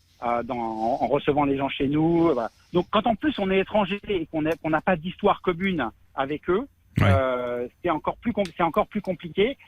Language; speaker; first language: French; native; French